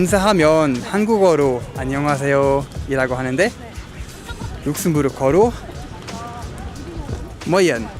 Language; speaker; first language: Korean; non-native, fluent; Luxembourgish